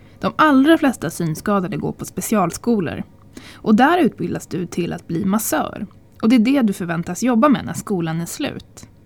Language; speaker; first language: Swedish; native; Swedish